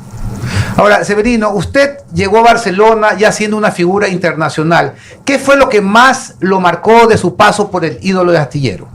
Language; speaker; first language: Spanish; native; Spanish